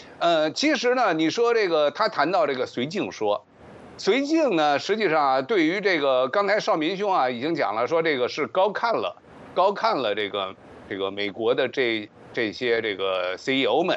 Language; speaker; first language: Chinese; native; Chinese